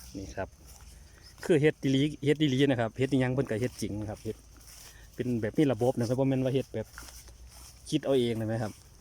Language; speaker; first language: Thai; native; Thai